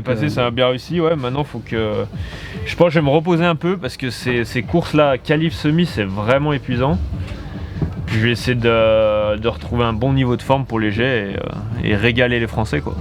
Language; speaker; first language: French; native; French